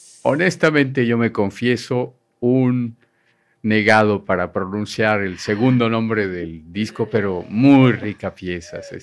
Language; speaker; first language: Spanish; native; Spanish